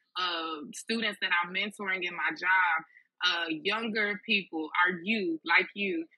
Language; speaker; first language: English; native; English